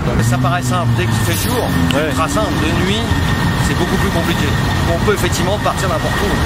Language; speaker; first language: French; native; French